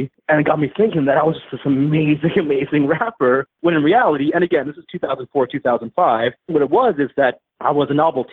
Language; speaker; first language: English; native; English